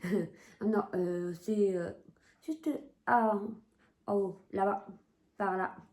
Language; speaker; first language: French; native; French